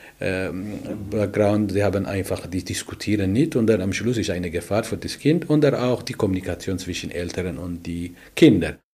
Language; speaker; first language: German; non-native, learner; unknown